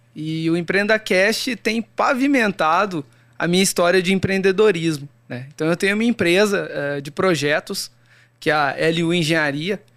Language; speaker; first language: Portuguese; native; Portuguese